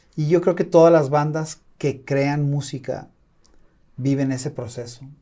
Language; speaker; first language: Spanish; native; Spanish